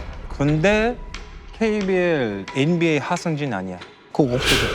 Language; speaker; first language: Korean; non-native, fluent; English